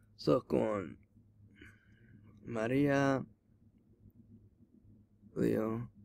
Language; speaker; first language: Spanish; non-native, learner; English